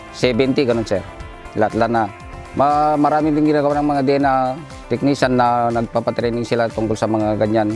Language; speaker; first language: Filipino; non-native, local second language; Iloko